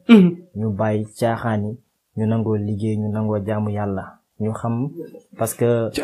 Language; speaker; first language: Wolof; non-native, local second language; Fula